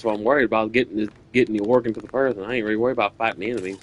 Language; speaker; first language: English; native; English